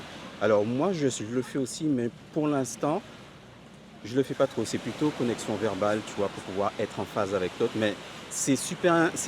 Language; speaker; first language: French; native; French